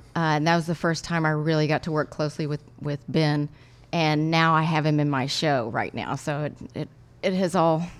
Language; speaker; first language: English; native; English